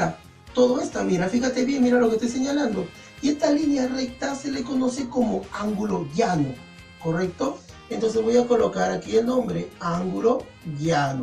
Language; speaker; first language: Spanish; native; Spanish